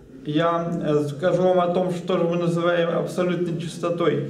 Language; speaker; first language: Russian; native; Russian